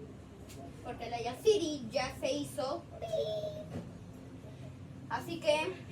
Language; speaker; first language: Spanish; native; Spanish